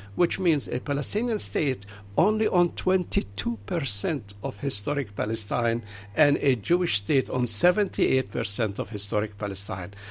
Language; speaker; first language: English; non-native, fluent; Arabic